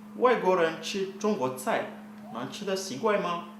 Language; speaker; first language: Chinese; non-native, learner; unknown